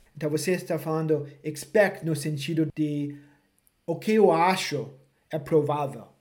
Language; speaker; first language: Portuguese; non-native, fluent; English